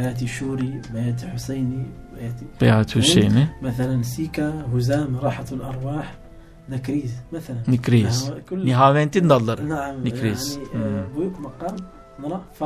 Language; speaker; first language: Turkish; non-native, learner; Arabic